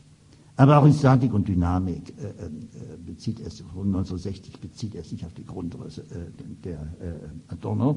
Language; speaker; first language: German; native; German